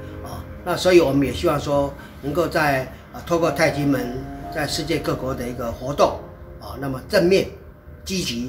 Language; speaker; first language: Chinese; native; Chinese